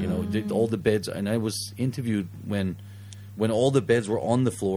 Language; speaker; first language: English; early bilingual, heritage; English